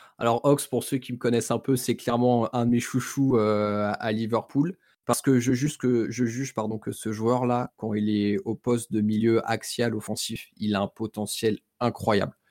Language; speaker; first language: French; native; French